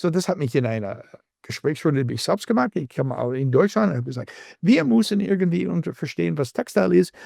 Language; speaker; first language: German; non-native, learner; English